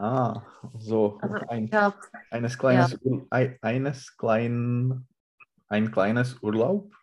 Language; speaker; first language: German; non-native, learner; Czech